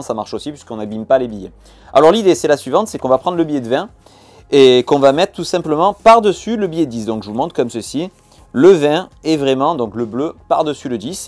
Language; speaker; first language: French; native; French